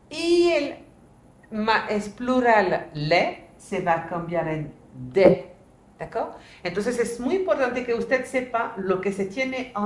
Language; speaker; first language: Spanish; non-native, fluent; French